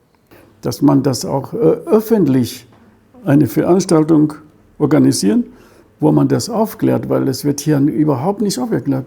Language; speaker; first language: German; non-native, fluent; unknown